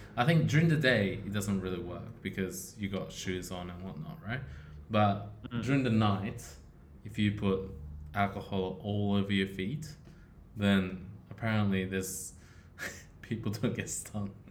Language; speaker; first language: English; early bilingual, other home language; Japanese